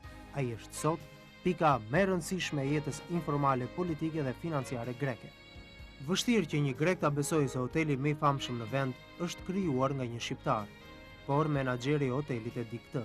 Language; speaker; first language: Albanian; native; Albanian